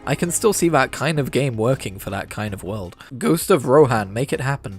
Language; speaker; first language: English; native; English